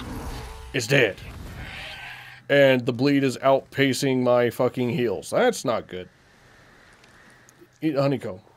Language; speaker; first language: English; native; English